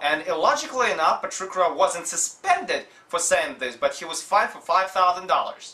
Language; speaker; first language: English; non-native, fluent; Russian